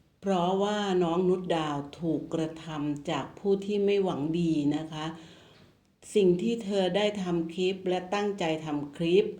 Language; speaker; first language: Thai; native; Thai